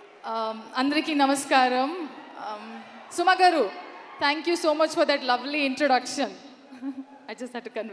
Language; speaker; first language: Telugu; non-native, learner; Kannada